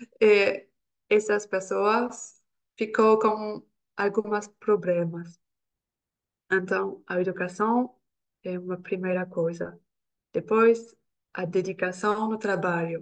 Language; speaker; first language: Portuguese; non-native, learner; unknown